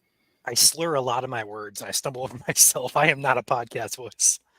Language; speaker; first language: English; native; English